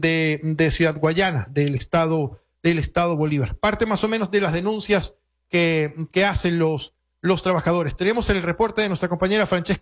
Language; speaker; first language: Spanish; native; Spanish